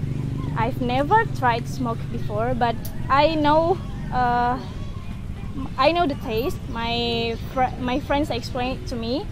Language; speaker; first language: English; non-native, learner; Indonesian